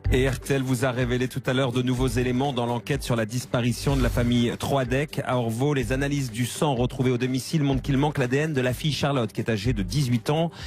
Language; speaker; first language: French; native; French